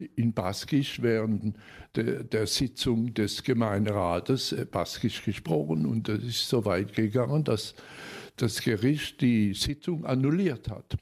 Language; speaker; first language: German; non-native, local second language; Swiss German